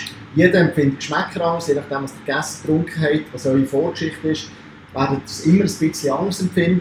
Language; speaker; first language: German; native; German